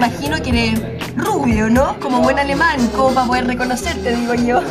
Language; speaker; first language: Spanish; native; Spanish